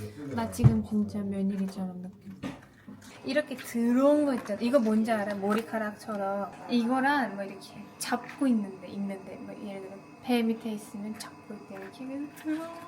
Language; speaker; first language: Korean; non-native, learner; Turkish